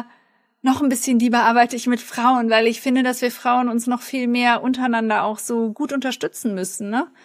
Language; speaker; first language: German; native; German